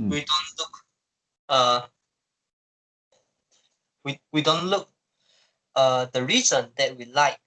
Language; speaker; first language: English; non-native, local second language; Chinese